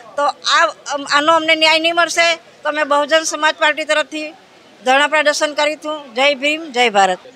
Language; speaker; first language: Gujarati; native; Gujarati